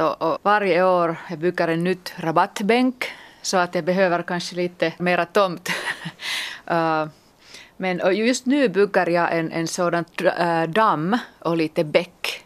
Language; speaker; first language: Swedish; non-native, local second language; Finnish